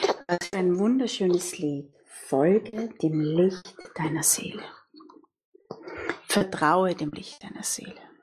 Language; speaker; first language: German; native; German